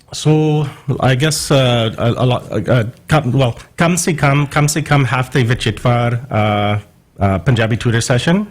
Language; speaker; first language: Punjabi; non-native, learner; English